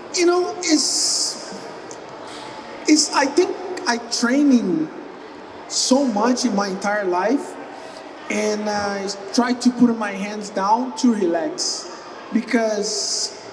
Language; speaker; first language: English; non-native, learner; Portuguese